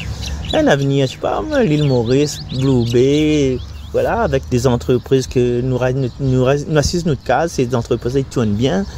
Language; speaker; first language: French; non-native, local second language; Réunion Creole French